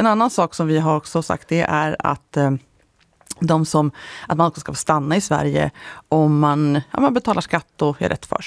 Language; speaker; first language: Swedish; native; Swedish